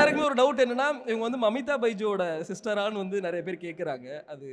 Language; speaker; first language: Tamil; native; Tamil